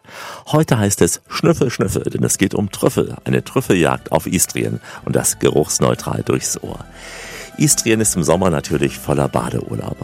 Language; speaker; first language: German; native; German